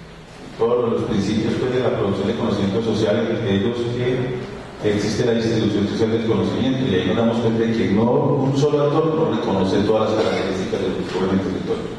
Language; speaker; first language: Spanish; native; Spanish